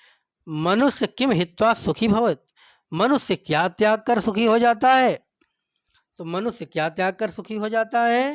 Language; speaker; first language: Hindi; native; Hindi